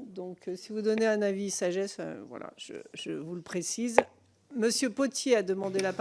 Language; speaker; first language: French; native; French